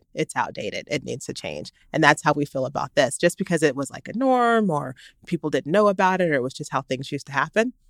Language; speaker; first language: English; native; English